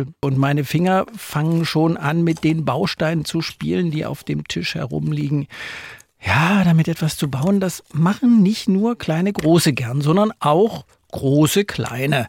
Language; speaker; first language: German; native; German